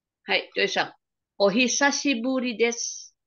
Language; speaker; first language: Japanese; non-native, fluent; Filipino